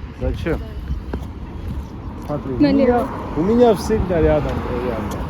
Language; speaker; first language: Russian; non-native, learner; Georgian